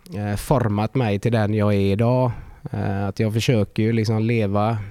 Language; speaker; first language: Swedish; early bilingual, other home language; Finnish